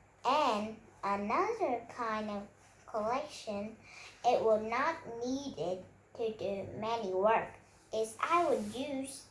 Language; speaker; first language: English; non-native, learner; Vietnamese